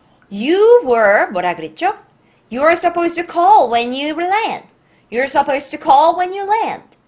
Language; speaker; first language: English; non-native, fluent; Korean